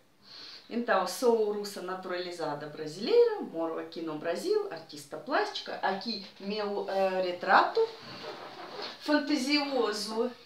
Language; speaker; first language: Portuguese; non-native, fluent; Russian